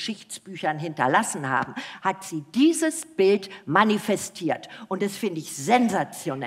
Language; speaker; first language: German; native; German